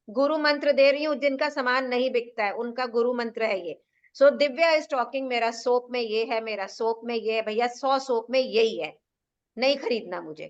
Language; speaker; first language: Hindi; native; Hindi